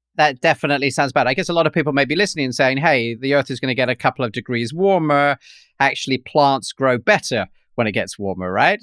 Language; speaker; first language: English; native; English